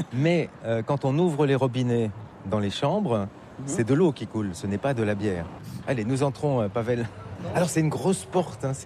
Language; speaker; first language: French; native; French